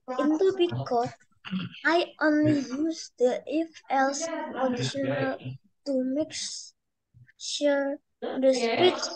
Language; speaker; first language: English; non-native, learner; Indonesian